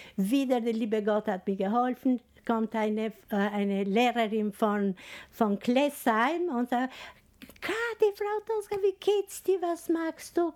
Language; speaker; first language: German; non-native, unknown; Albanian